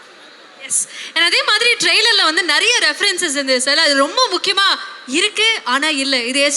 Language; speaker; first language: Tamil; native; Tamil